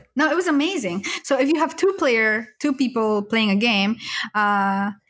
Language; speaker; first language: English; early bilingual, other home language; Spanish